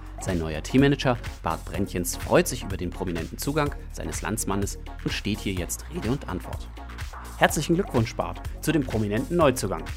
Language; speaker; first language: German; native; German